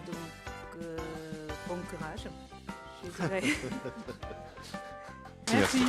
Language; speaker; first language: French; non-native, fluent; Japanese